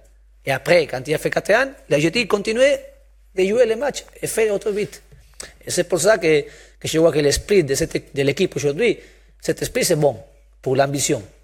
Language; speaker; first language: French; non-native, learner; Spanish